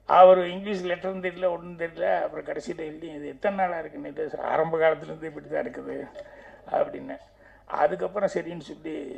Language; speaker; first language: Tamil; native; Tamil